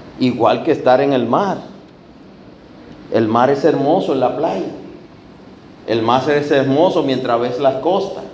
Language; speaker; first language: Spanish; native; Spanish